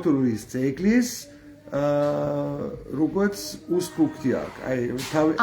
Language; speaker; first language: Georgian; non-native, learner; German